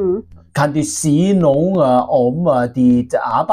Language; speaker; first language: Norwegian; non-native, learner; Welsh